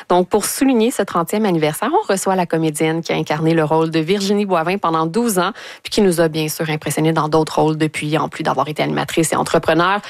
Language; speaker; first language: French; native; French